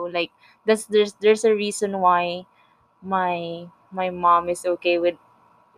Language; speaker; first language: English; non-native, local second language; Filipino